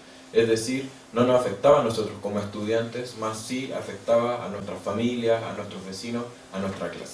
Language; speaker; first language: Spanish; native; Spanish